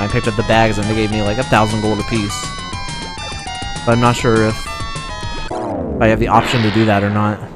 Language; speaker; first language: English; native; English